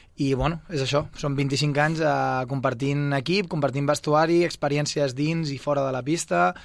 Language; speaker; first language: Catalan; early bilingual, other home language; Bosnian